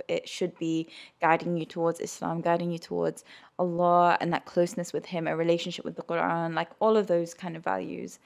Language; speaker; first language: English; early bilingual, other home language; Urdu